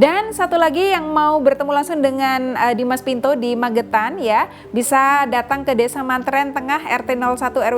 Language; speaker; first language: Indonesian; native; Indonesian